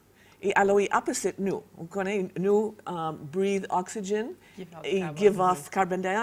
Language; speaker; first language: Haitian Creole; non-native, fluent; English